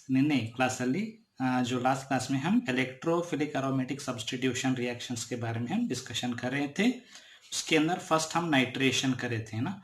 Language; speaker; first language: Hindi; non-native, local second language; Kannada